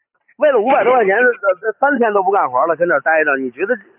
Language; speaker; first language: Chinese; native; Chinese